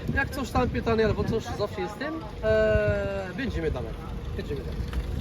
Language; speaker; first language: Polish; non-native, learner; Arabic